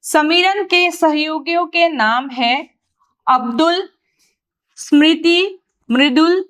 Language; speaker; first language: Hindi; non-native, local second language; Assamese